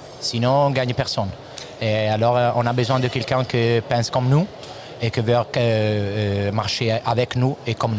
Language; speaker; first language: French; non-native, learner; Italian